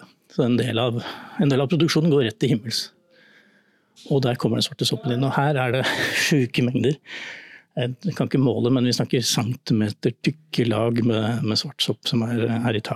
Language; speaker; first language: Norwegian; native; Norwegian